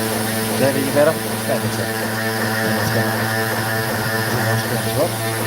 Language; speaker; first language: English; native; English